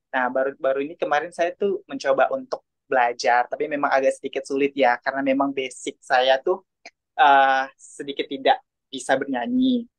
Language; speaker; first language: Indonesian; native; Indonesian